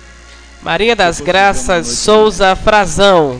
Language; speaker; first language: Portuguese; native; Portuguese